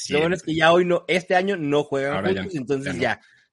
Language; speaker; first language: Spanish; native; Spanish